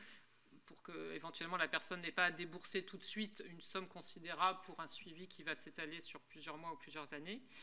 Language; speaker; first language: French; native; French